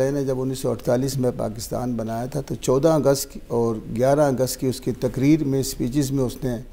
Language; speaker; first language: Urdu; non-native, local second language; Pashto